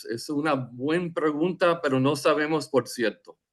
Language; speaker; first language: Spanish; non-native, fluent; English